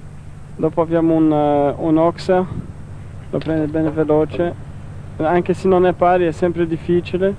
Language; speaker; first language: Italian; non-native, fluent; Portuguese